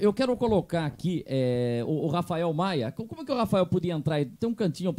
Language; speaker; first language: Portuguese; native; Portuguese